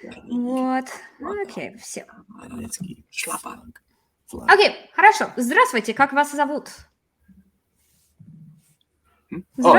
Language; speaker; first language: Russian; non-native, fluent; English